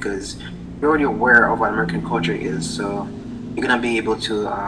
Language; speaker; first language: English; non-native, fluent; Haitian Creole